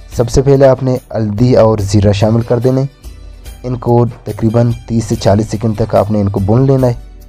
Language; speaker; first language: Urdu; non-native, local second language; Baluchi